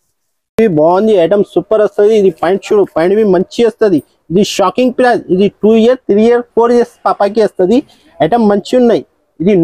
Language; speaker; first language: Telugu; non-native, local second language; Urdu